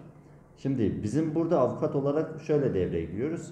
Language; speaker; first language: Turkish; native; Turkish